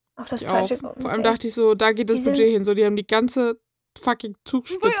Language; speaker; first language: German; native; German